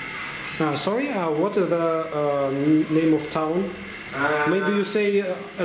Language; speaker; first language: English; non-native, learner; Russian